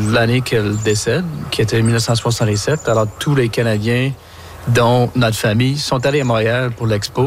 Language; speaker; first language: French; non-native, local second language; English